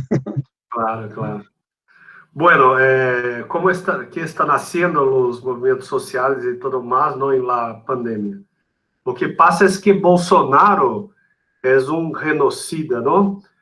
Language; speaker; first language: Spanish; non-native, fluent; Portuguese